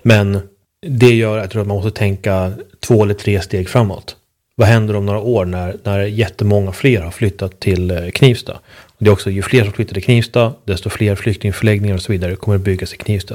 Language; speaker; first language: Swedish; native; Swedish